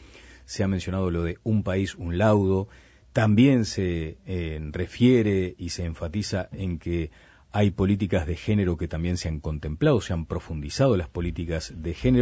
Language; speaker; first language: Spanish; native; Spanish